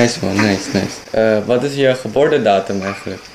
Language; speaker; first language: Dutch; non-native, fluent; Indonesian